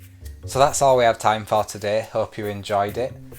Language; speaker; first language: English; native; English